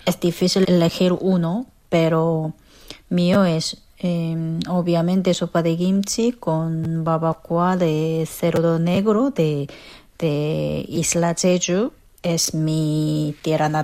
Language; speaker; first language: Spanish; non-native, fluent; Korean